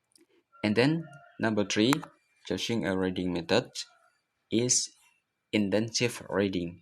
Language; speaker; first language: English; non-native, learner; Indonesian